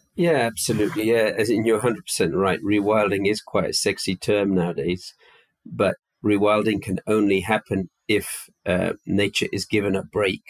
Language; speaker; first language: English; native; English